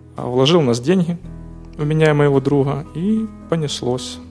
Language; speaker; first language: Russian; non-native, local second language; Ukrainian